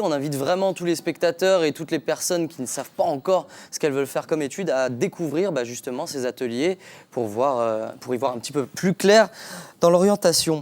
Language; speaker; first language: French; native; French